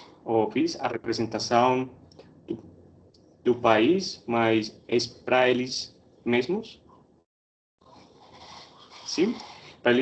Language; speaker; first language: Portuguese; non-native, learner; Spanish